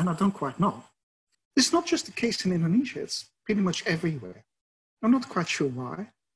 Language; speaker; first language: English; non-native, fluent; Dutch